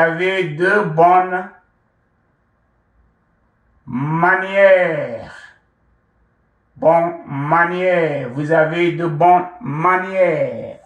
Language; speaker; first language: French; non-native, fluent; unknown